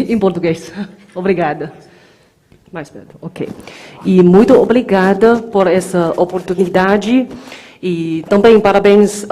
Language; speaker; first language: Portuguese; non-native, fluent; Chinese